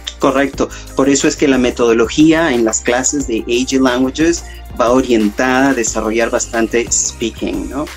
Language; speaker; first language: Spanish; native; Spanish